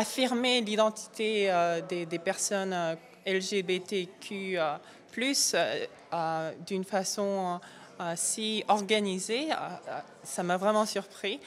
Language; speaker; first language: French; non-native, fluent; Korean